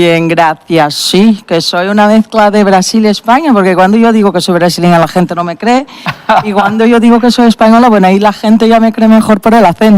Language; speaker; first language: Spanish; non-native, fluent; Portuguese